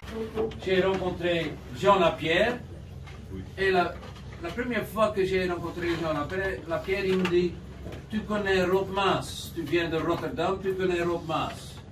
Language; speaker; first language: French; non-native, learner; Dutch